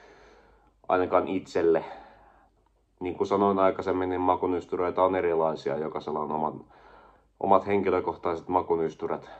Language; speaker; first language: Finnish; native; Finnish